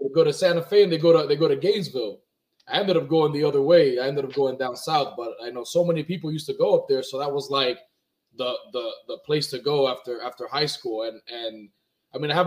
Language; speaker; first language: English; early bilingual, other home language; Spanish